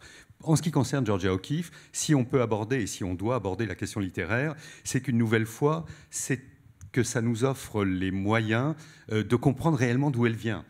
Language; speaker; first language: French; native; French